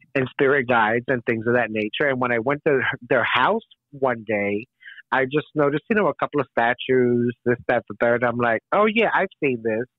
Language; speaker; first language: English; native; English